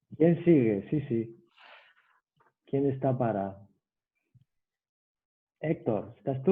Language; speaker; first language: Spanish; native; Spanish